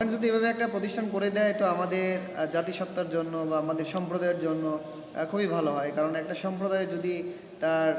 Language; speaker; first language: Bangla; non-native, local second language; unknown